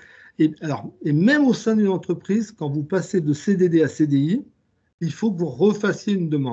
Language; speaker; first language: French; native; French